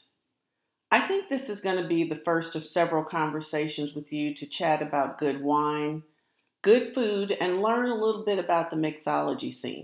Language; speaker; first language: English; native; English